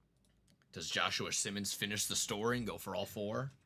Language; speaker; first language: English; native; English